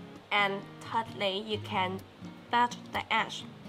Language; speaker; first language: English; non-native, fluent; Vietnamese